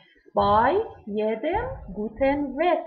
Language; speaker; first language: German; non-native, learner; Persian